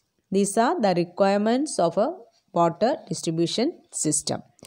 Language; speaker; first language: English; non-native, local second language; Malayalam